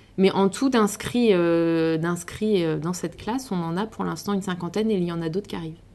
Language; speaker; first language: French; native; French